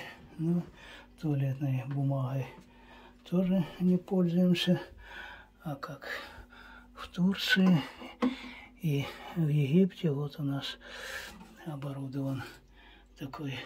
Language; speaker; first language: Russian; native; Russian